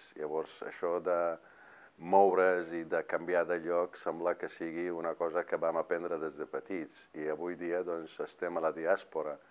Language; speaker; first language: Catalan; non-native, fluent; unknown